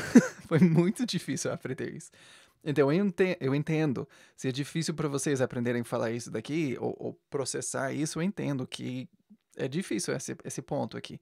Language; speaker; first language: Portuguese; non-native, fluent; English